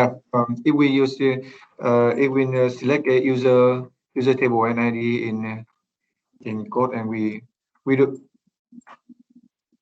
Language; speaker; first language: English; non-native, learner; Vietnamese